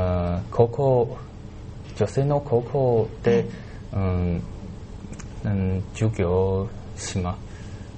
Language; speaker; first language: Japanese; non-native, learner; Chinese